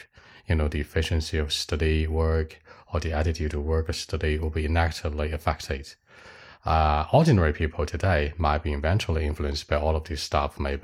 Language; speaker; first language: English; non-native, fluent; Chinese